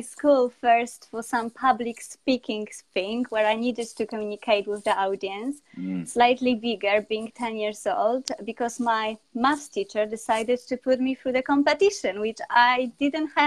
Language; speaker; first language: English; non-native, fluent; Polish